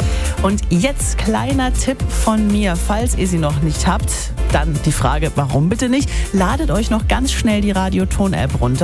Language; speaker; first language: German; native; German